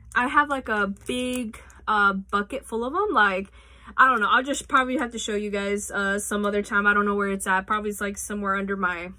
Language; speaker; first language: English; native; English